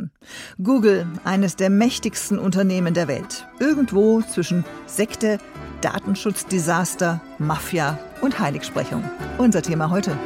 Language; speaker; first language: German; native; German